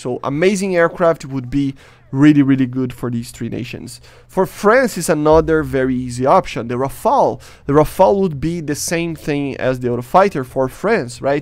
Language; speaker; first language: English; non-native, fluent; Portuguese